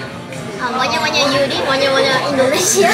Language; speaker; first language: Japanese; native; Japanese